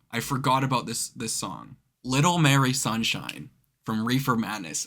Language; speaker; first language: English; native; English